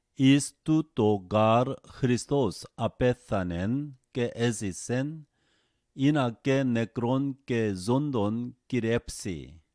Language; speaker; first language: Greek; non-native, fluent; Korean